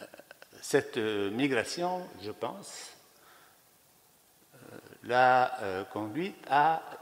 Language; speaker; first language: French; non-native, local second language; Arabic